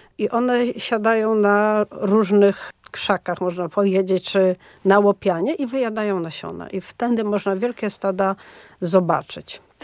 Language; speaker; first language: Polish; native; Polish